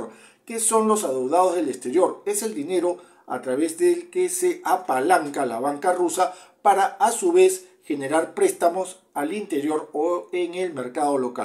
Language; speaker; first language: Spanish; native; Spanish